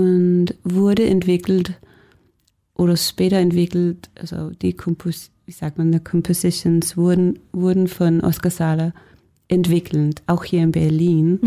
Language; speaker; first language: German; non-native, fluent; Danish